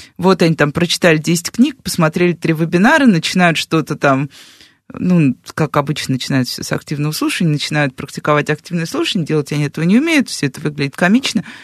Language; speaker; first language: Russian; native; Russian